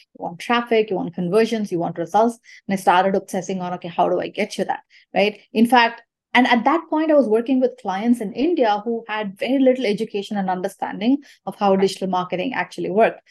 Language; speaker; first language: English; non-native, local second language; Tamil